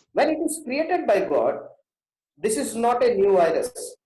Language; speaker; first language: English; non-native, local second language; Hindi